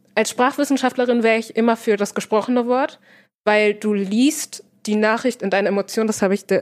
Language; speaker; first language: German; native; German